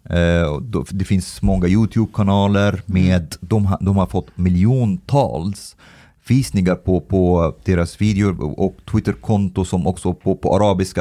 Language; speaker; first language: Swedish; early bilingual, other home language; Arabic